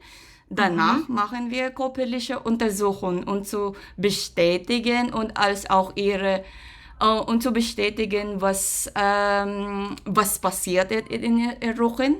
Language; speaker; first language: German; non-native, learner; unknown